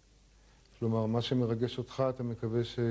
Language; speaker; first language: Hebrew; native; Hebrew